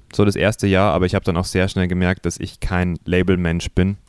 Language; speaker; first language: German; native; German